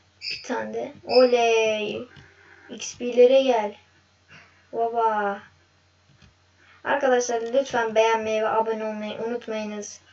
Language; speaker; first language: Turkish; native; Turkish